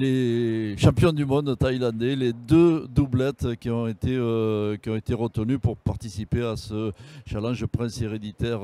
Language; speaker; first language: French; native; French